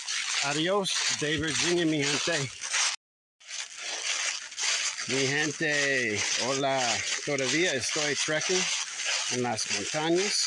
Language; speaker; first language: Spanish; non-native, learner; English